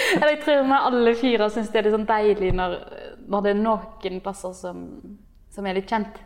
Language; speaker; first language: Norwegian; native; Norwegian